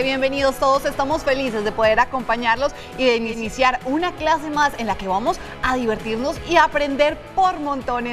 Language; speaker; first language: Spanish; native; Spanish